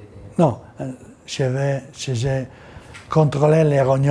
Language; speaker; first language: French; non-native, learner; Italian